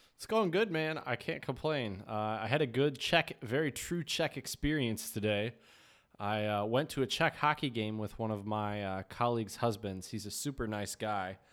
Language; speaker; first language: English; native; English